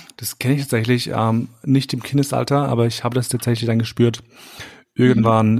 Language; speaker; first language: German; early bilingual, other home language; Albanian